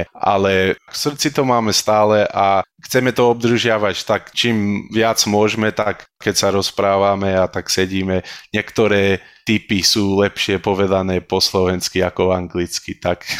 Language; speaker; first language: Slovak; early bilingual, heritage; Slovak